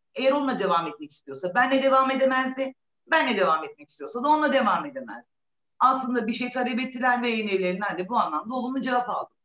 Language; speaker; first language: Turkish; native; Turkish